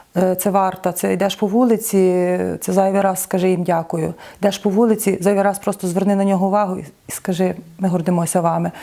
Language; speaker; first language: Ukrainian; native; Ukrainian